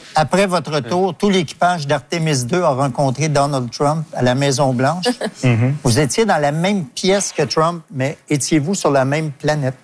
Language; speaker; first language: French; native; French